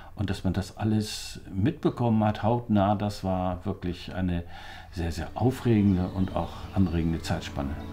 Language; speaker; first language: German; native; German